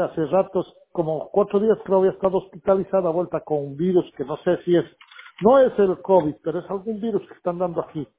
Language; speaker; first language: Spanish; native; Spanish